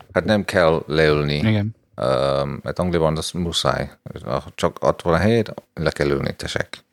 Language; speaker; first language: Hungarian; non-native, fluent; English